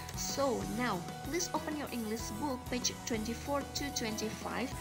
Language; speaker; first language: English; non-native, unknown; Indonesian